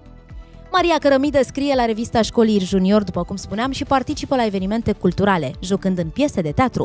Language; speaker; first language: Romanian; native; Romanian